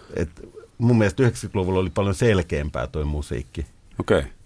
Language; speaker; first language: Finnish; native; Finnish